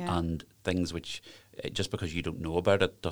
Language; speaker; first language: English; native; English